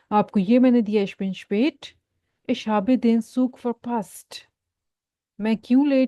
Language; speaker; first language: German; non-native, fluent; Urdu